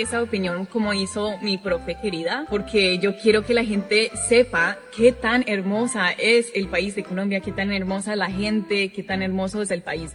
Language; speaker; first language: Spanish; non-native, fluent; English